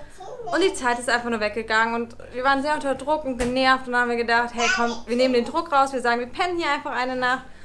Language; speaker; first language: German; native; German